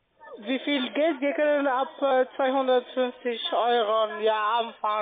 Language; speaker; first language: German; non-native, fluent; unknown